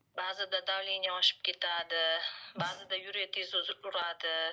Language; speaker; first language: Uzbek; native; Uzbek